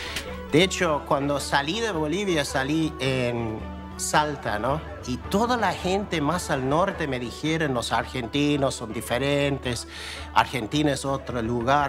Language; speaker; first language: Spanish; non-native, fluent; English